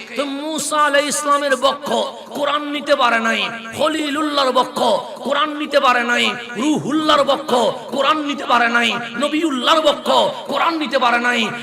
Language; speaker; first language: Bangla; non-native, local second language; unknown